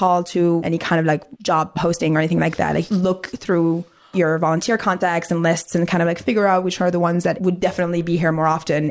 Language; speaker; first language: English; non-native, fluent; Arabic